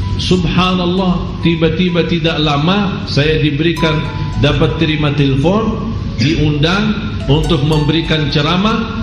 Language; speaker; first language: Malay; non-native, fluent; Arabic